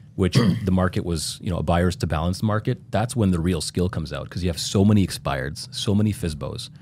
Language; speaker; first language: English; native; English